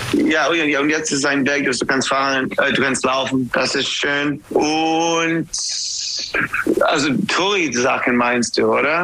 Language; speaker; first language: German; non-native, learner; English